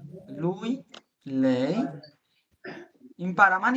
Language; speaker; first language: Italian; non-native, fluent; Bangla